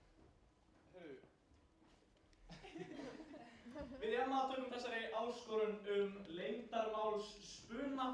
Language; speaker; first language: Icelandic; native; Icelandic